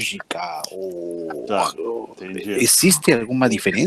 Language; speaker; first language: Portuguese; non-native, fluent; Spanish